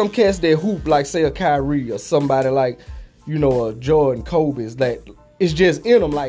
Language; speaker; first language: English; native; English